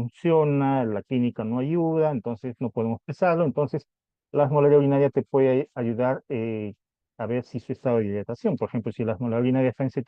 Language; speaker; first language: Spanish; native; Spanish